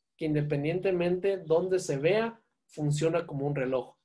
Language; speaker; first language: Spanish; native; Spanish